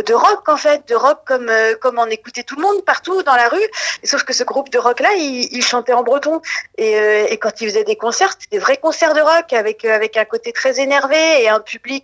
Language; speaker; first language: French; non-native, local second language; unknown